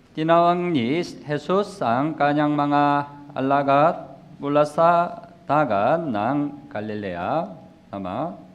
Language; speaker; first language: Filipino; non-native, learner; Korean